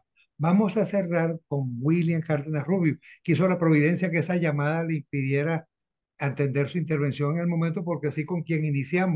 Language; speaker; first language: Spanish; native; Spanish